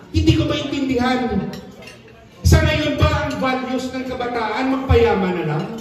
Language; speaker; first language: Filipino; native; Filipino